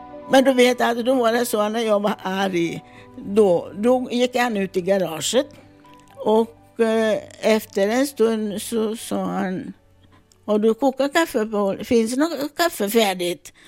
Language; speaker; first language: Swedish; non-native, fluent; Italian